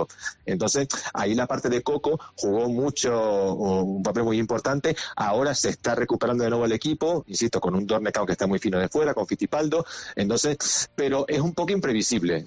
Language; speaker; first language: Spanish; native; Spanish